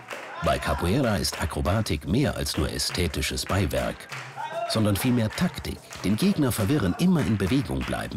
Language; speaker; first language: German; native; German